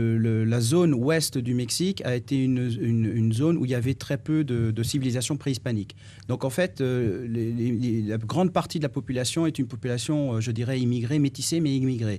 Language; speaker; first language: French; native; French